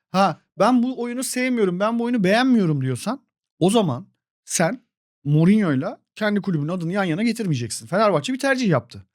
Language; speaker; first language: Turkish; native; Turkish